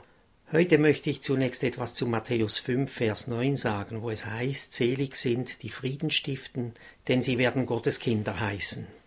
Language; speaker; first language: German; native; German